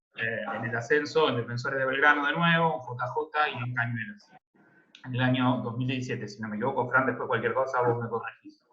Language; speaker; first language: Spanish; native; Spanish